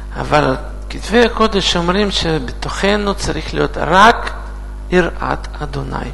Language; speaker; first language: Hebrew; non-native, learner; Russian